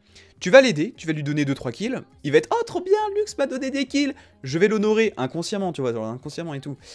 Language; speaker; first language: French; native; French